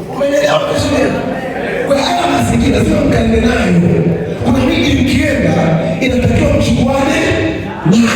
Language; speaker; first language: Swahili; non-native, local second language; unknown